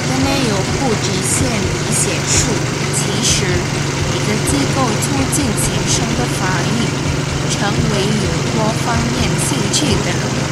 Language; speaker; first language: Chinese; non-native, learner; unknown